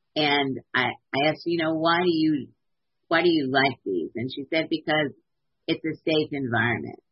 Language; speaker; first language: English; native; English